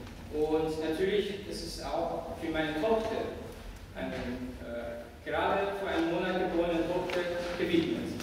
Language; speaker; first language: German; non-native, fluent; Chinese